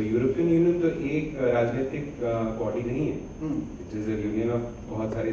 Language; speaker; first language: Hindi; native; Hindi